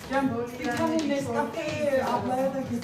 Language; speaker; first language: Turkish; non-native, fluent; Russian